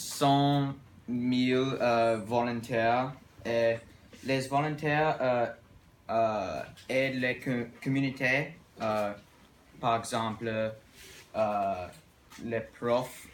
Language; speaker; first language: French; non-native, learner; English